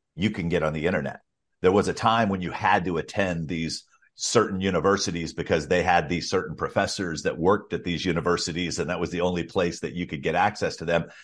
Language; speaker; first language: English; native; English